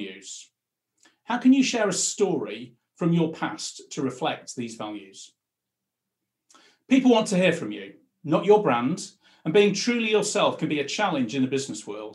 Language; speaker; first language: English; native; English